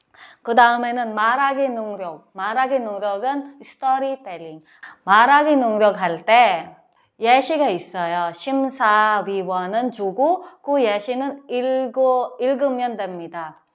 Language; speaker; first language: Korean; non-native, fluent; Filipino